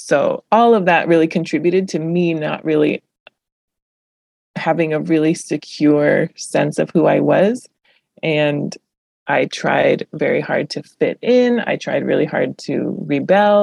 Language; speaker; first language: English; early bilingual, other home language; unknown